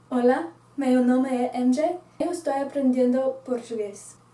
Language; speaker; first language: Portuguese; non-native, learner; English